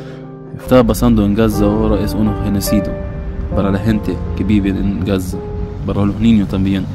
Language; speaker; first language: Spanish; non-native, fluent; Arabic